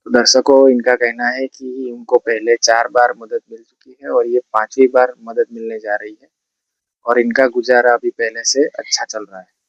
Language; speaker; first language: Hindi; non-native, local second language; Gujarati